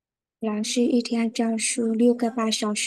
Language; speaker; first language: Chinese; non-native, learner; Burmese